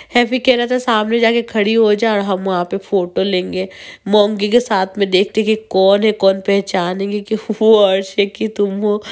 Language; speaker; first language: Hindi; non-native, local second language; Bangla